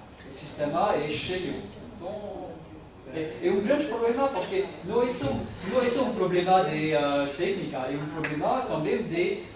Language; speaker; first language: Portuguese; non-native, fluent; French